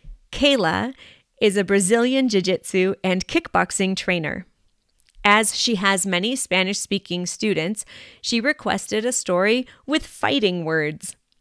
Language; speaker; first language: English; native; English